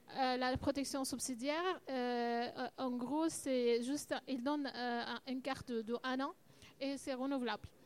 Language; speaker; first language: French; non-native, learner; Arabic